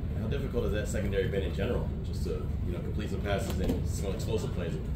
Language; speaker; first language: English; native; English